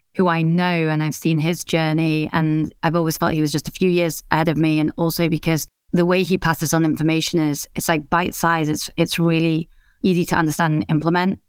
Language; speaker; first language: English; native; English